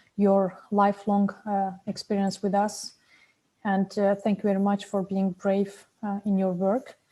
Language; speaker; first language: English; non-native, fluent; Azerbaijani